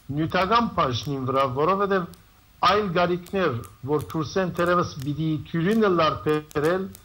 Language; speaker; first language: Armenian; native; Armenian